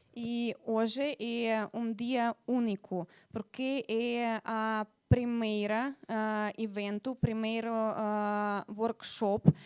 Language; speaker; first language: Portuguese; non-native, fluent; Russian